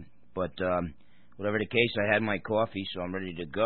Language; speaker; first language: English; native; English